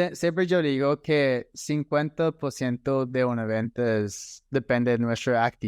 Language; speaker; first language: Spanish; non-native, fluent; English